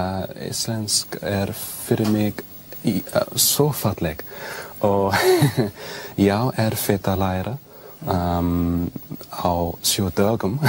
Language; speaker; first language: Icelandic; non-native, learner; English